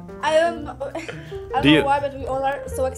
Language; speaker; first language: English; non-native, learner; Norwegian